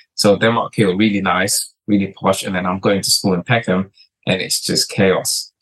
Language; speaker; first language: English; early bilingual, other home language; Portuguese